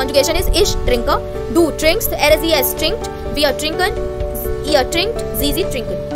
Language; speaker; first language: German; non-native, fluent; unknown